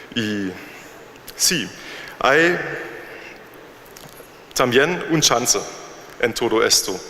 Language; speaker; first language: Spanish; non-native, learner; German